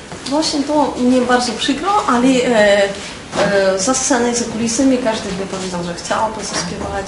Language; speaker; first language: Polish; non-native, fluent; Russian